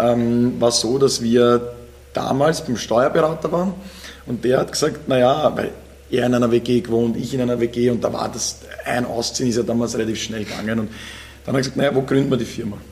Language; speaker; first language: German; native; German